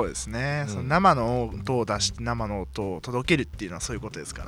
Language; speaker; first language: Japanese; native; Japanese